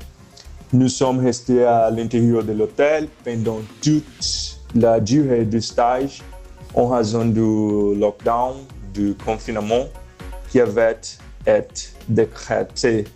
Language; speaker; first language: French; non-native, fluent; Portuguese